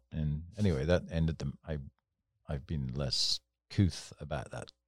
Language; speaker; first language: English; native; English